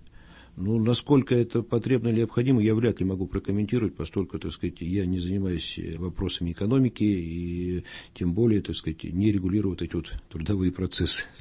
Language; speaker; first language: Russian; native; Russian